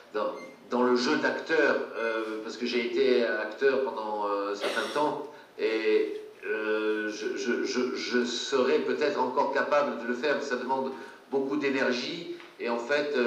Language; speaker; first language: French; native; French